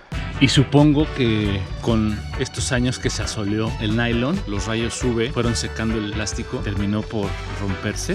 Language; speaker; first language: Spanish; native; Spanish